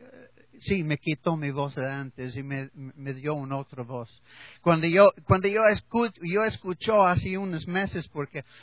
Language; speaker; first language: Spanish; non-native, learner; English